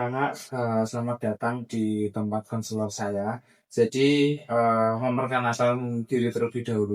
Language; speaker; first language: Indonesian; native; Indonesian